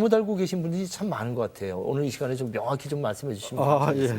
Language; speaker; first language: Korean; native; Korean